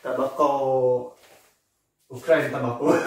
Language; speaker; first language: Russian; non-native, learner; Indonesian